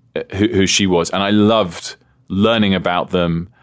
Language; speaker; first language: English; native; English